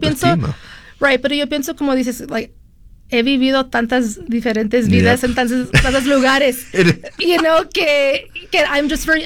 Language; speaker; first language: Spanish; early bilingual, heritage; Spanish